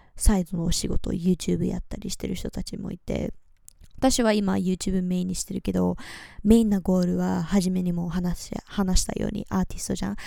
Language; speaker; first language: Japanese; early bilingual, heritage; Japanese